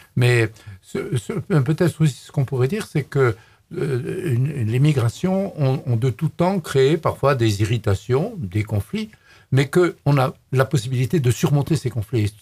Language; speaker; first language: French; native; French